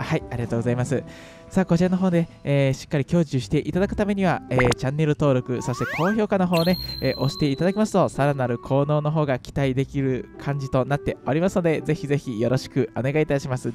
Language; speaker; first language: Japanese; native; Japanese